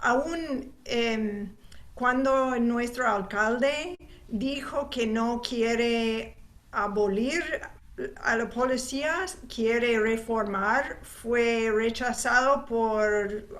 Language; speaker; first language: Spanish; non-native, fluent; English